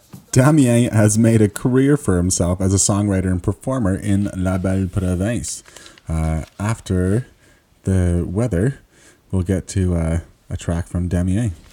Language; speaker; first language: English; early bilingual, other home language; French